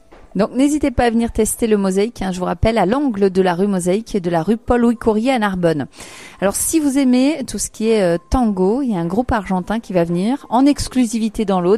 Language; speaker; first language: French; native; French